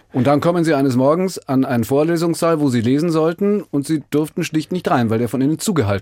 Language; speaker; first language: German; native; German